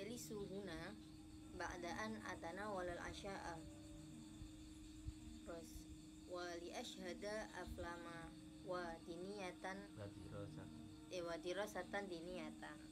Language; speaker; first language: Arabic; non-native, learner; Javanese